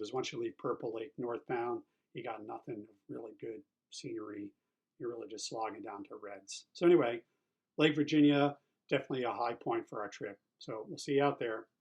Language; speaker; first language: English; native; English